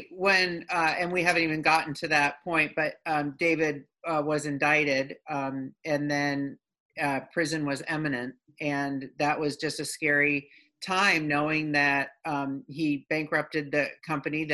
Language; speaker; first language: English; native; English